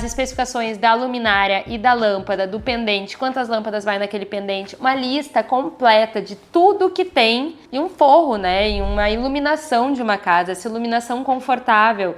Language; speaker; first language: Portuguese; native; Portuguese